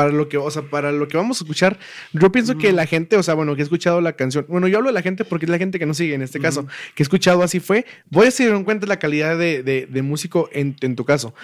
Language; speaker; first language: Spanish; native; Spanish